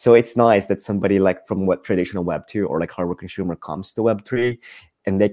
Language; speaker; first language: English; non-native, local second language; Filipino